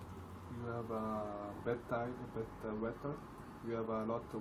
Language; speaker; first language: English; non-native, learner; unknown